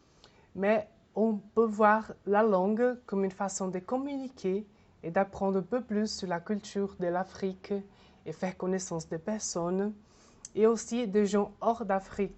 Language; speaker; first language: French; non-native, fluent; Portuguese